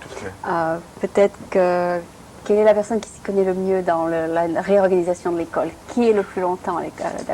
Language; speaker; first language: French; native; French